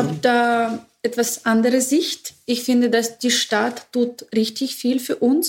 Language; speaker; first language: German; non-native, fluent; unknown